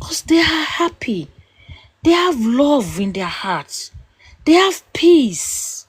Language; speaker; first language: English; non-native, local second language; Yoruba